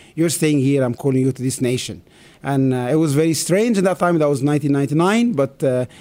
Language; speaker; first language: English; non-native, fluent; Arabic